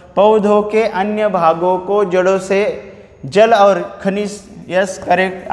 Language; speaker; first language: Hindi; non-native, local second language; Marathi